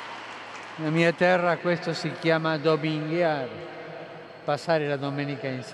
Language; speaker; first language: Italian; non-native, fluent; Spanish